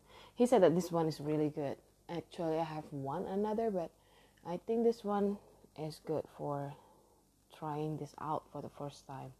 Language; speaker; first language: English; non-native, learner; Indonesian